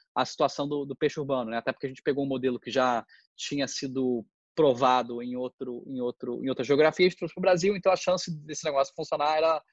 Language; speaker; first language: Portuguese; native; Portuguese